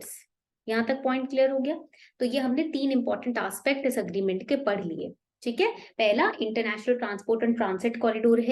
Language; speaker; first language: Hindi; native; Hindi